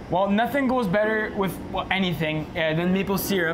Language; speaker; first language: English; early bilingual, other home language; French